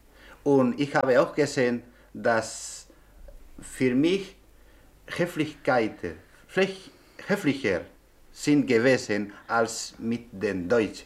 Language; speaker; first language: German; non-native, learner; Spanish